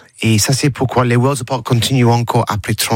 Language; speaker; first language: French; non-native, learner; English